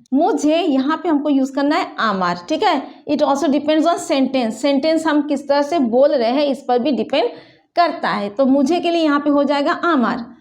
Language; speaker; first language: Hindi; native; Hindi